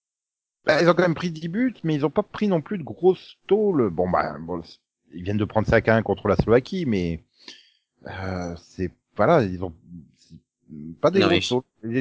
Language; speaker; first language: French; native; French